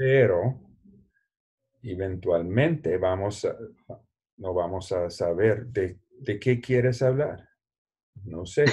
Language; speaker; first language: Spanish; non-native, learner; English